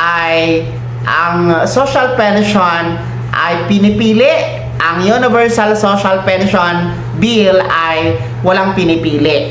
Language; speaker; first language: Filipino; native; Filipino